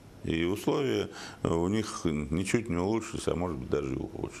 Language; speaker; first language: Russian; native; Russian